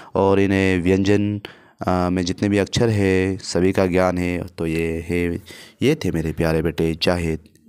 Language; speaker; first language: Hindi; native; Hindi